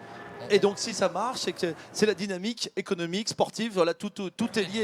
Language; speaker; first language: French; native; French